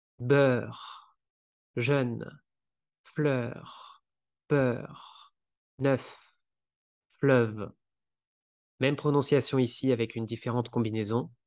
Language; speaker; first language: French; native; French